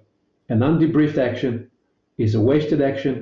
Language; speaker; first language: English; non-native, fluent; Hebrew